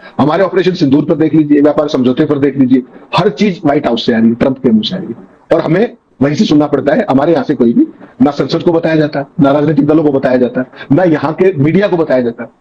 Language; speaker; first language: Hindi; native; Hindi